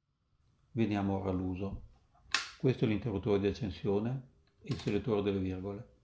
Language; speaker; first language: Italian; native; Italian